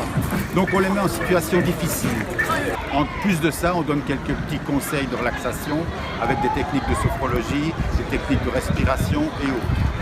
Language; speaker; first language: French; native; French